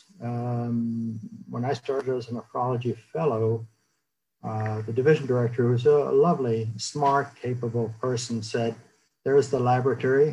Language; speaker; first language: English; native; English